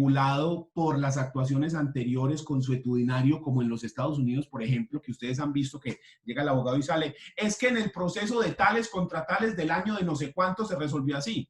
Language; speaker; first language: Spanish; native; Spanish